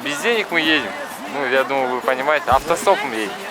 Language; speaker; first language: Russian; non-native, local second language; Kazakh